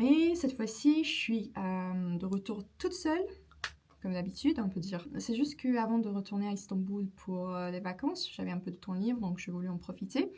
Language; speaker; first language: French; non-native, fluent; Turkish